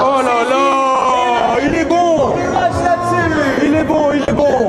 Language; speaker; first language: French; native; French